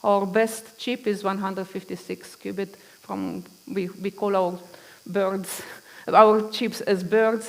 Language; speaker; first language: English; non-native, fluent; Romanian